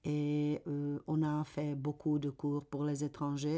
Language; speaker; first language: French; non-native, fluent; Czech